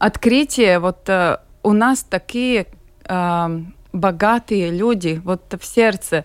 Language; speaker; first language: Russian; non-native, local second language; Latvian